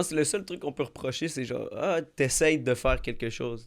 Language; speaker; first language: French; native; French